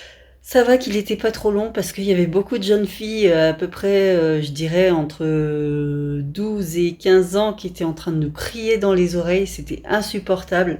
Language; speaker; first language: French; native; French